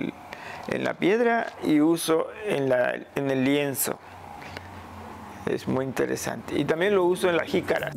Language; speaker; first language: Spanish; non-native, local second language; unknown